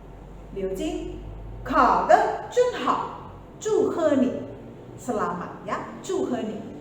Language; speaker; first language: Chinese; non-native, fluent; Indonesian